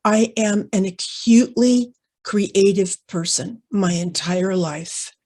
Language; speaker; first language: English; native; English